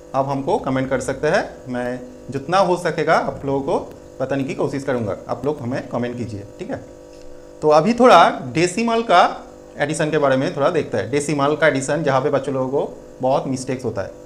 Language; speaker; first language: Hindi; non-native, local second language; Bangla